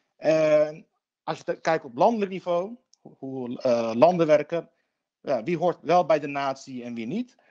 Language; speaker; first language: Dutch; early bilingual, other home language; Turkish